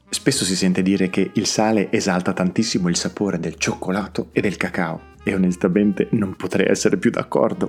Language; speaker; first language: Italian; native; Italian